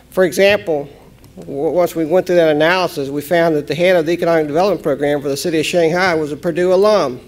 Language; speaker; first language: English; native; English